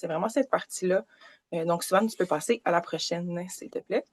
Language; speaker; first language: French; native; French